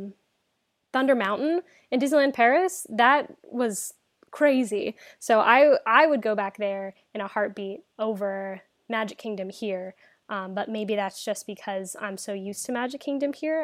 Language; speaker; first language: English; native; English